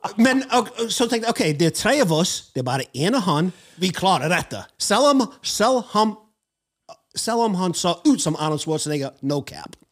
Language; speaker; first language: Norwegian; non-native, fluent; English